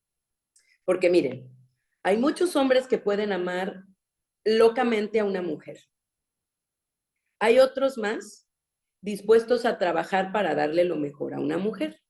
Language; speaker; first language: Spanish; native; Spanish